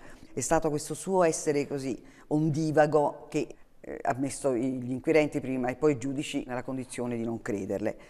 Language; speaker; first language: Italian; native; Italian